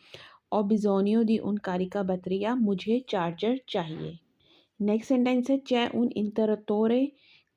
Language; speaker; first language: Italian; non-native, fluent; Urdu